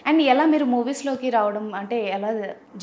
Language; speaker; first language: Telugu; native; Telugu